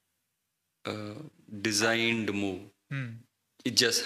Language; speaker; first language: English; non-native, local second language; Malayalam